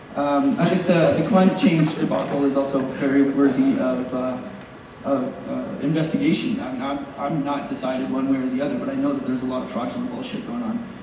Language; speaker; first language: English; native; English